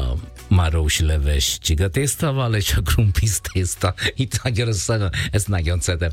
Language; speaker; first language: Hungarian; non-native, fluent; Italian